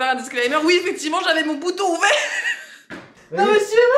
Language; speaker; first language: French; native; French